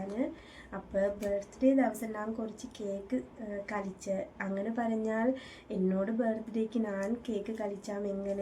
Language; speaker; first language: Malayalam; non-native, learner; Tamil